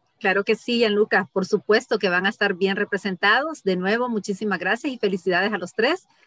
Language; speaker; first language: Spanish; native; Spanish